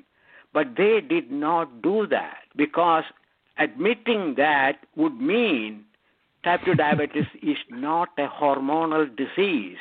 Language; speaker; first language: English; non-native, local second language; Malayalam